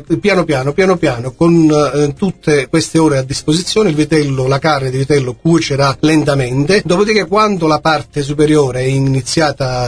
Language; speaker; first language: Italian; native; Italian